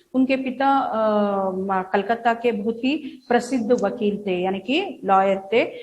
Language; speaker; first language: Hindi; non-native, local second language; Kannada